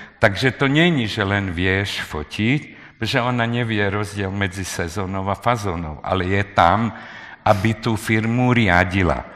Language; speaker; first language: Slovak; non-native, local second language; Hungarian